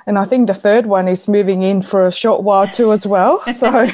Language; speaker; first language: English; non-native, fluent; Samoan